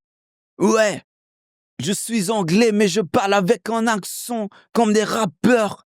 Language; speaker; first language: French; non-native, fluent; English